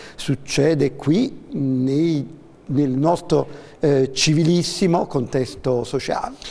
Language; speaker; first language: Italian; native; Italian